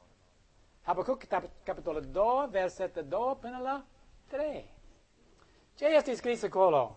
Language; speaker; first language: Romanian; non-native, learner; English